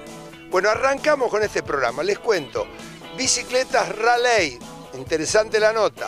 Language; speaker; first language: Spanish; native; Spanish